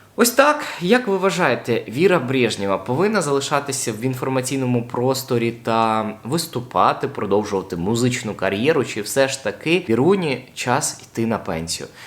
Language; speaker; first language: Ukrainian; non-native, local second language; Russian